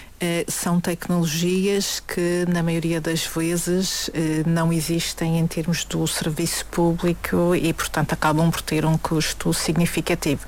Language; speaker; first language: Portuguese; native; Portuguese